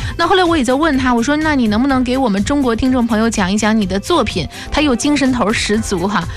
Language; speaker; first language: Chinese; native; Chinese